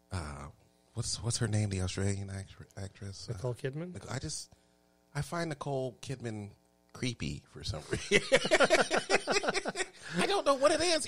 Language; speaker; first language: English; native; English